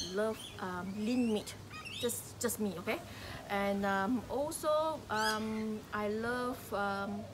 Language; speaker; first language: English; non-native, local second language; Min Nan Chinese